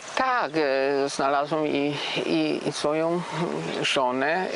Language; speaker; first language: Polish; non-native, learner; Swiss German